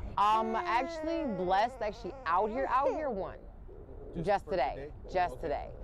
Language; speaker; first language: English; native; English